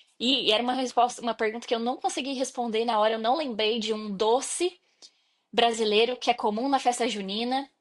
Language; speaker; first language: Portuguese; native; Portuguese